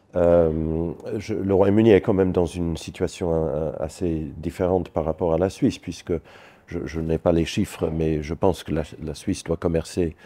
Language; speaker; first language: French; non-native, fluent; English